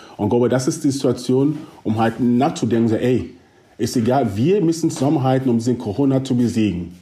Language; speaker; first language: German; early bilingual, other home language; Akan